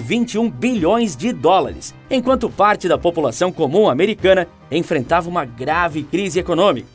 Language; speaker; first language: Portuguese; native; Portuguese